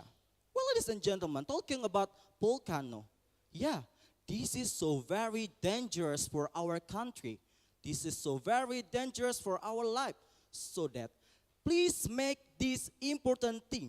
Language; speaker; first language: English; non-native, learner; Indonesian